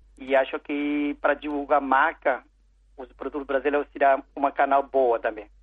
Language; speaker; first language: Portuguese; non-native, learner; Chinese